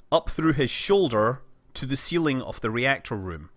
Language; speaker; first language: English; native; English